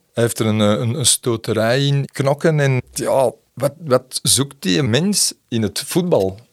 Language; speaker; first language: Dutch; native; Dutch